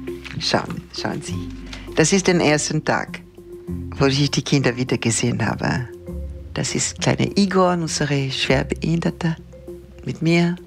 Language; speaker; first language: German; non-native, fluent; Ukrainian